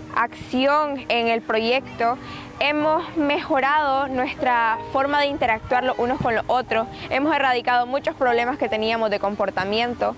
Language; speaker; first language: Spanish; native; Spanish